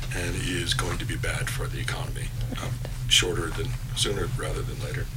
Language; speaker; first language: English; native; English